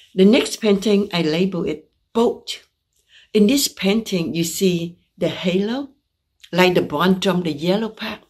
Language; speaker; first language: English; non-native, fluent; Vietnamese